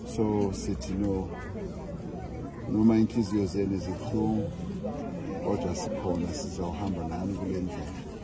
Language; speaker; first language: Zulu; non-native, local second language; Venda